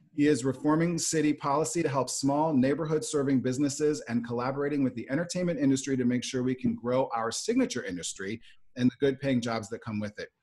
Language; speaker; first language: English; native; English